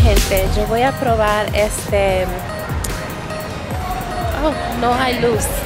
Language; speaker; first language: Spanish; non-native, learner; English